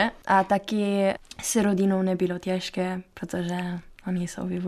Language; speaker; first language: Czech; non-native, learner; Italian